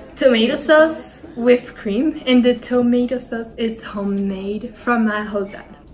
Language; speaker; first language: English; non-native, learner; French